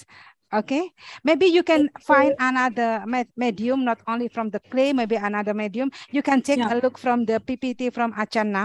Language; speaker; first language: English; non-native, learner; Indonesian